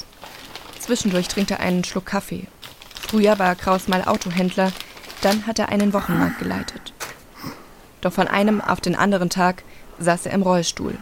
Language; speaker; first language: German; native; German